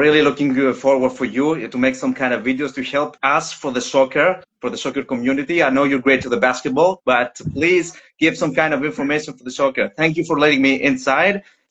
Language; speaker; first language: English; non-native, learner; Greek